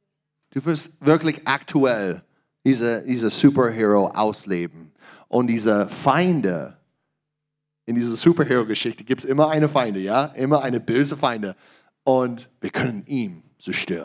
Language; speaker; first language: German; non-native, learner; English